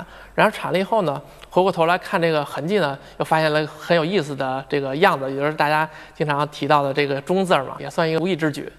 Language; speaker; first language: Chinese; native; Chinese